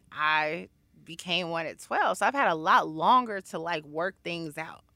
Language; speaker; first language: English; native; English